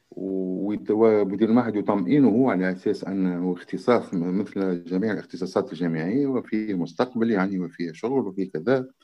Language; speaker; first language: Arabic; native; Arabic